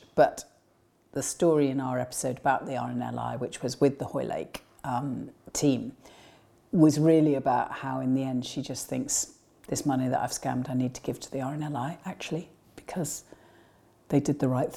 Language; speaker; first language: English; native; English